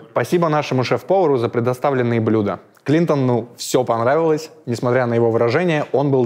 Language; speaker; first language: Russian; native; Russian